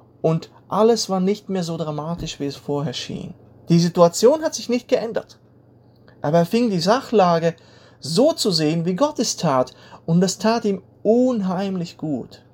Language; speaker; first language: German; native; German